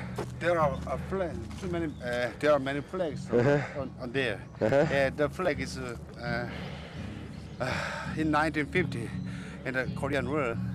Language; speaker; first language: English; non-native, learner; Korean